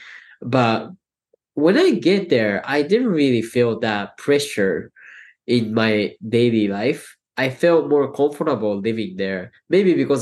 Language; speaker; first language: English; non-native, fluent; Japanese